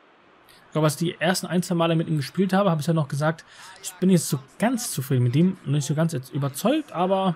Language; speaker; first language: German; native; German